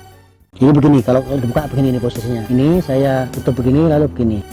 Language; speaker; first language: Indonesian; native; Indonesian